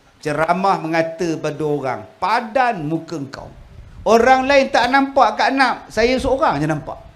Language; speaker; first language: Malay; native; Malay